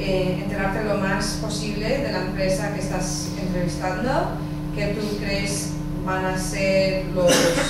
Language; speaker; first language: Spanish; early bilingual, heritage; English